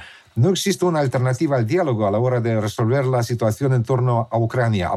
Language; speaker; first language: Spanish; native; Spanish